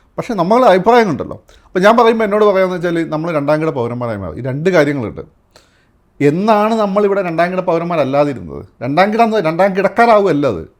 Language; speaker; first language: Malayalam; native; Malayalam